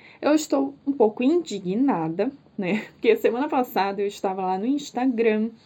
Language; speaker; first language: Portuguese; native; Portuguese